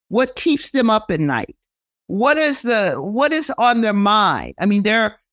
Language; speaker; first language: English; native; English